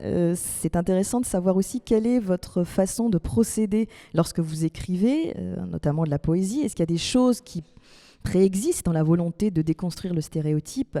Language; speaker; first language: French; native; French